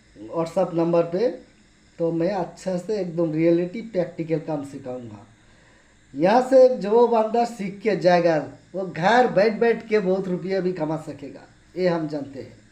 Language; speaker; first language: Hindi; non-native, local second language; Bangla